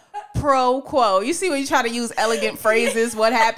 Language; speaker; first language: English; native; English